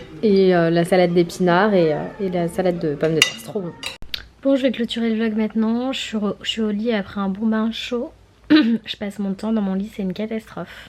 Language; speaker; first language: French; native; French